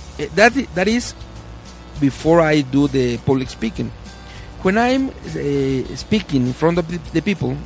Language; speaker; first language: English; non-native, learner; Spanish